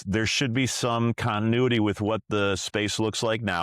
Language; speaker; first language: English; native; English